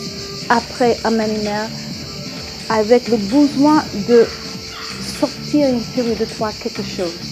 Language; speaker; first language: French; non-native, fluent; English